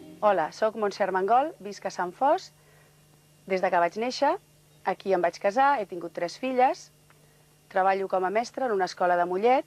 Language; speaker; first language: Catalan; native; Catalan